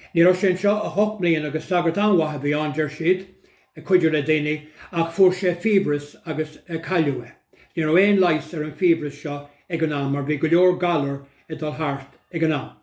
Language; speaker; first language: Irish; native; Irish